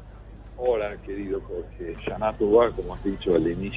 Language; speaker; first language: Spanish; native; Spanish